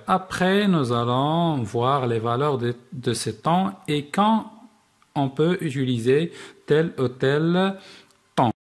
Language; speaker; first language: French; non-native, local second language; Arabic